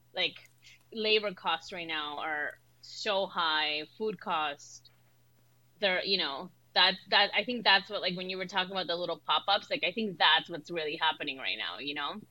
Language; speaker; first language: English; early bilingual, other home language; Spanish